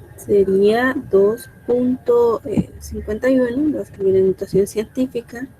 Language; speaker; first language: Spanish; native; Spanish